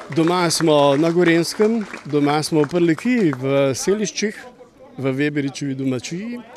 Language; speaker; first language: Slovenian; native; Slovenian